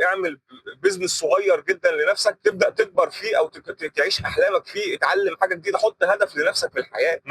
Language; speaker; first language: Arabic; native; Arabic